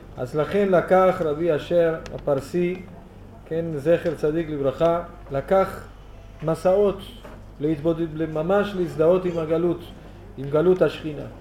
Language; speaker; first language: Hebrew; native; Hebrew